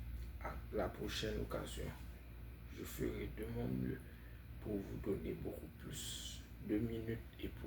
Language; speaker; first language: French; non-native, fluent; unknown